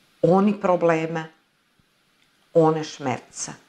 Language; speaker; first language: German; non-native, fluent; Italian